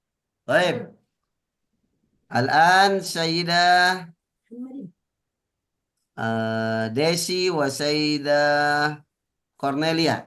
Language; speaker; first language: Arabic; non-native, fluent; Indonesian